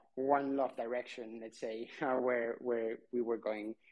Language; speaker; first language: English; non-native, fluent; Spanish